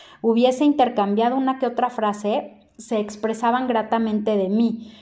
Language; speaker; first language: Spanish; native; Spanish